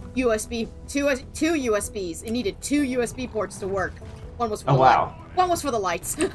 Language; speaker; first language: English; native; English